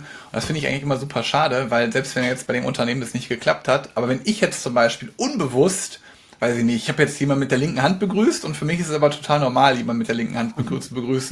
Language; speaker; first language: German; native; German